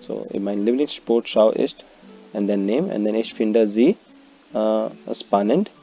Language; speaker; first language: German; non-native, fluent; Hindi